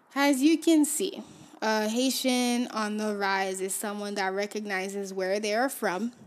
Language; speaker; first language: English; early bilingual, other home language; Haitian Creole